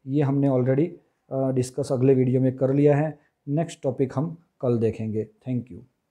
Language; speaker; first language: Hindi; non-native, local second language; Gujarati